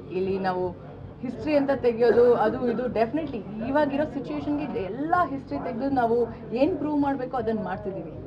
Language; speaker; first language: Kannada; native; Kannada